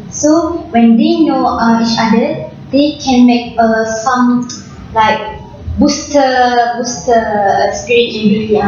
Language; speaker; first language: English; non-native, learner; Malay